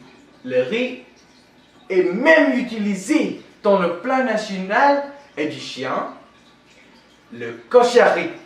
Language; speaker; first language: French; non-native, learner; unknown